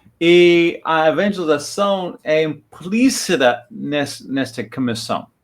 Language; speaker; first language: Portuguese; non-native, fluent; English